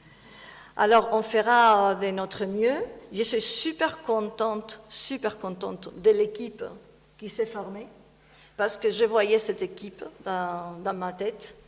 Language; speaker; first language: French; non-native, fluent; Spanish